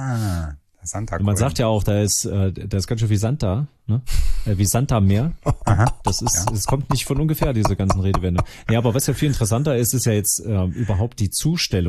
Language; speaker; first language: German; native; German